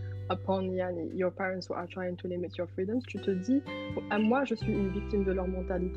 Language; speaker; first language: French; non-native, local second language; Arabic